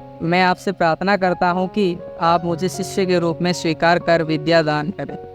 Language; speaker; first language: Hindi; native; Hindi